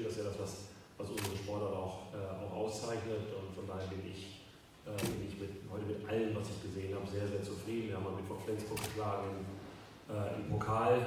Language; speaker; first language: German; native; German